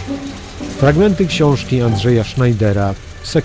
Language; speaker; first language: Polish; native; Polish